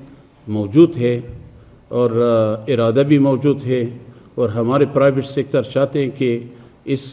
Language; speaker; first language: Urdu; non-native, fluent; Persian